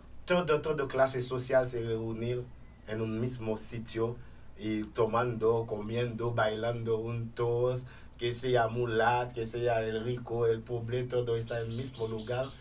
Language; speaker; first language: Spanish; non-native, fluent; Haitian Creole